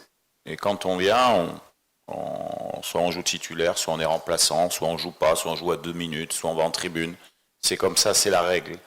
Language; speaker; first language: French; native; French